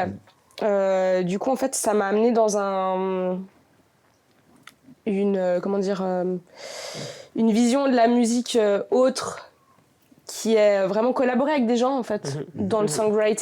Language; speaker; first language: French; native; French